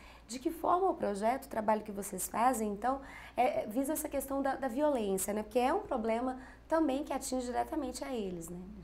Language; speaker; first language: Portuguese; native; Portuguese